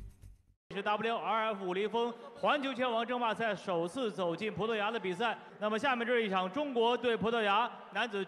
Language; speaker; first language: Chinese; native; Chinese